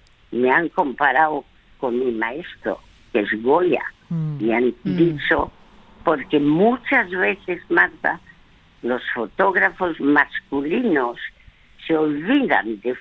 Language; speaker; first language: Spanish; early bilingual, other home language; French